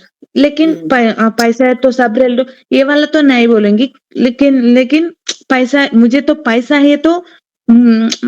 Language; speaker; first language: Hindi; non-native, learner; Telugu